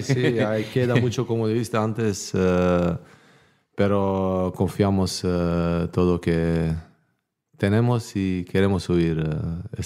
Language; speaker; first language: Spanish; non-native, learner; Bosnian